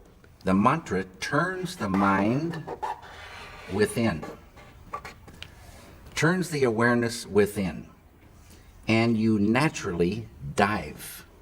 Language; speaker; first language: English; native; English